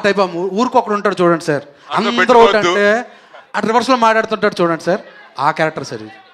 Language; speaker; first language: Telugu; native; Telugu